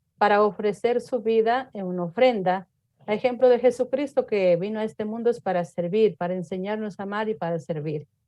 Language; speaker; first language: Spanish; native; Spanish